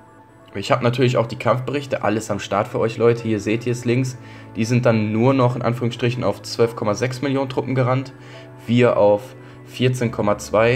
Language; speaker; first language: German; native; German